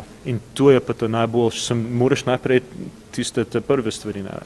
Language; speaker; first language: Slovenian; early bilingual, heritage; English